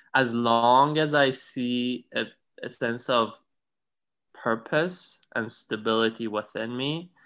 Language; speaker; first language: English; non-native, fluent; Persian